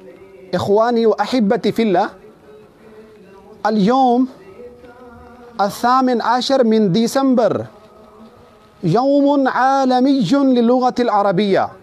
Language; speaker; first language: Arabic; non-native, fluent; Urdu